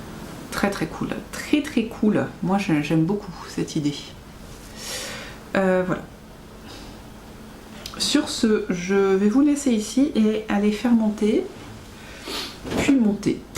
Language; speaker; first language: French; native; French